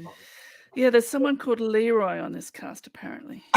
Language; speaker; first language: English; native; English